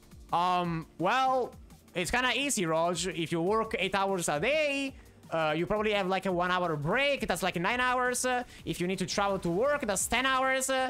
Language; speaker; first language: English; non-native, fluent; Italian